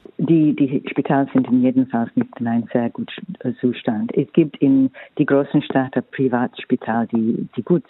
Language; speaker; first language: German; non-native, fluent; English